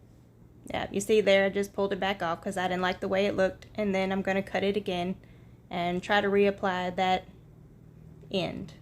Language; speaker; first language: English; native; English